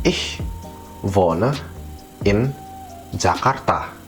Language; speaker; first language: German; non-native, fluent; Indonesian